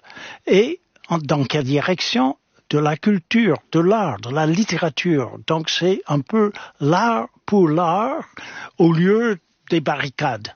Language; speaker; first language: French; non-native, fluent; English